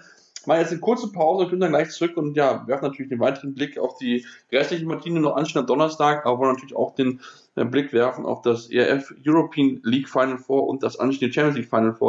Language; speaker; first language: German; native; German